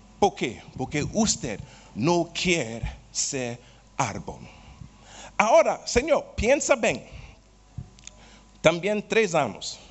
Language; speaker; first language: Spanish; non-native, learner; Portuguese